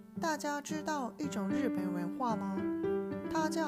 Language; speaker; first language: Chinese; non-native, learner; Japanese